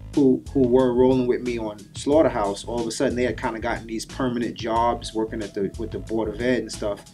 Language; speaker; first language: English; native; English